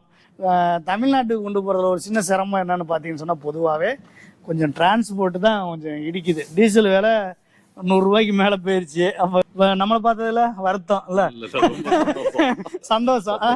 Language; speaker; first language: Tamil; native; Tamil